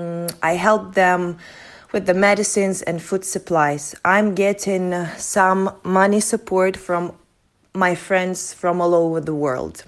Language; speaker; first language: English; non-native, fluent; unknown